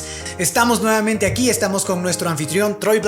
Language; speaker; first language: Spanish; native; Spanish